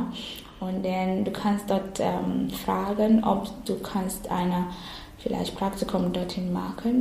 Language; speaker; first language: German; non-native, learner; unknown